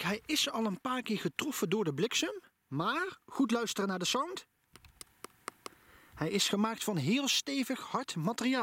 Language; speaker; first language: Dutch; native; Dutch